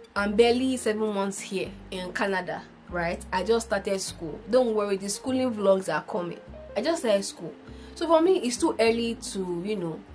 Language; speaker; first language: English; non-native, local second language; Igbo